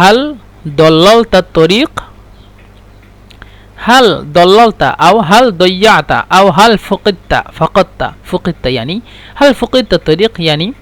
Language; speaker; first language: Arabic; non-native, fluent; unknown